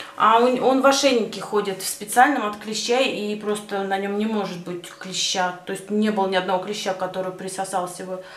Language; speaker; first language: Russian; native; Russian